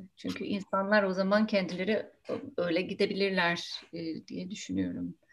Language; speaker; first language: Turkish; non-native, fluent; English